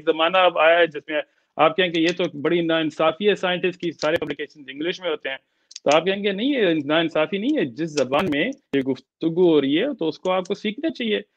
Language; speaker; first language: Urdu; early bilingual, heritage; Urdu